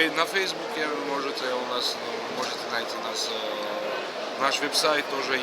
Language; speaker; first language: Russian; non-native, fluent; Georgian